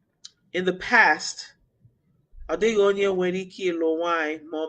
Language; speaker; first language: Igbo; non-native, learner; English